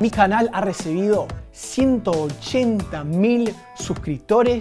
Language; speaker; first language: Spanish; non-native, fluent; English